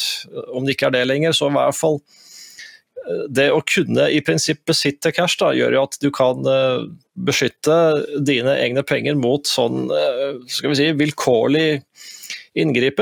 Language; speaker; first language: Norwegian; native; Norwegian